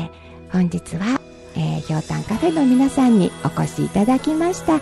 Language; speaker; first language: Japanese; native; Japanese